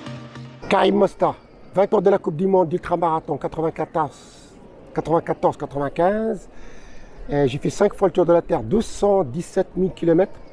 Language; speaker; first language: French; non-native, local second language; Arabic